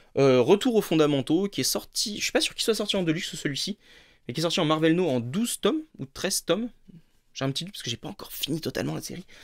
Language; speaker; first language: French; native; French